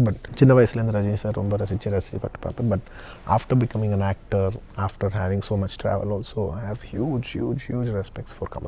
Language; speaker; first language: Tamil; non-native, local second language; Telugu